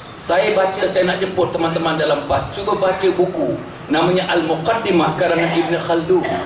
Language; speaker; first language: Malay; native; Malay